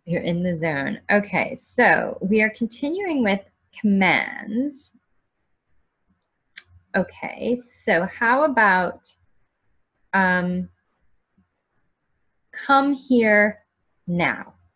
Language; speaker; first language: English; native; English